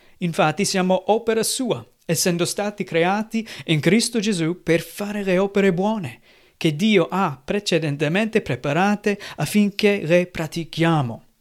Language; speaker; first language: Italian; non-native, fluent; English